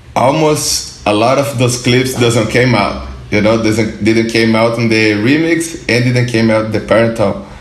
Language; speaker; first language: English; non-native, learner; Portuguese